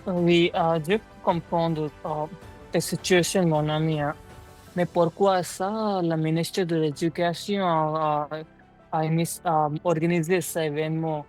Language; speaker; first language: French; non-native, learner; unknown